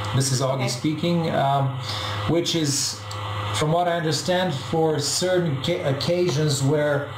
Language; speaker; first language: English; non-native, fluent; Bulgarian